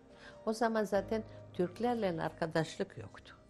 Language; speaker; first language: Turkish; non-native, local second language; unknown